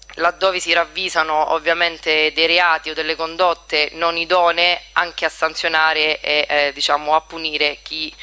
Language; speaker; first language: Italian; native; Italian